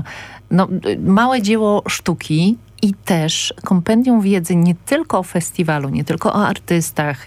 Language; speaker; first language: Polish; native; Polish